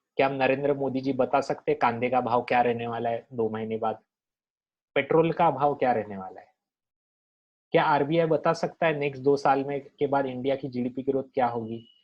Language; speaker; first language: Hindi; non-native, local second language; Marathi